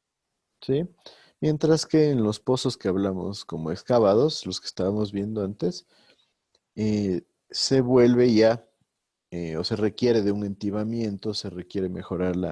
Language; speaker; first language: Spanish; native; Spanish